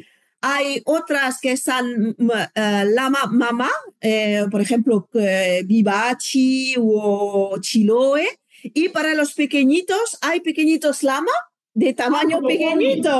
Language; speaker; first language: Spanish; non-native, fluent; French